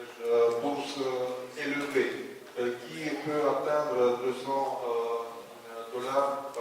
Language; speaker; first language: French; non-native, fluent; Russian